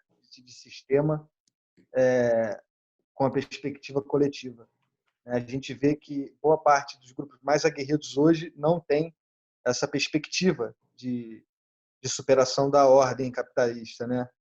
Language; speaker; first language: Portuguese; native; Portuguese